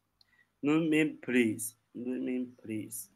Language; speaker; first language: English; non-native, learner; Chinese